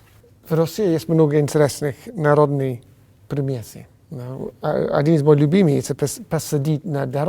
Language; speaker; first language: Russian; non-native, learner; English